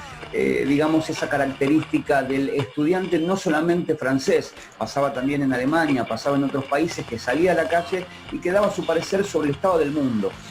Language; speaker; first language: Spanish; native; Spanish